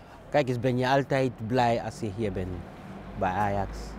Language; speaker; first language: Dutch; non-native, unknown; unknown